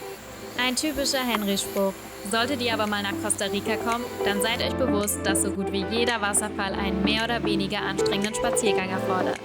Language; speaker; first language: German; native; German